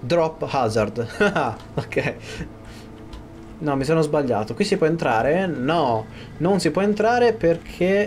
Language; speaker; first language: Italian; native; Italian